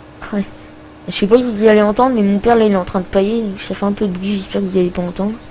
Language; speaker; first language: French; native; French